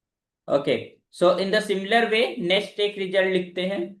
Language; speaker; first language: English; non-native, local second language; Hindi